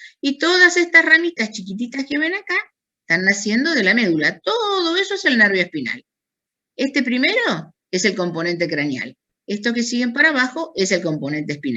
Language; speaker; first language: Spanish; native; Spanish